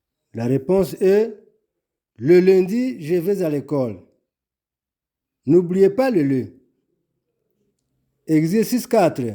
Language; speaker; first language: French; non-native, local second language; Kinyarwanda